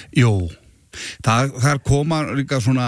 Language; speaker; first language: Icelandic; native; Icelandic